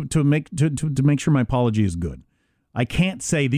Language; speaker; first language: English; native; English